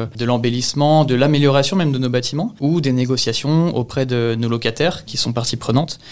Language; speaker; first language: French; native; French